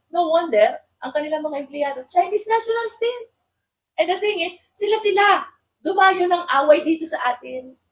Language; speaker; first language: Filipino; native; Filipino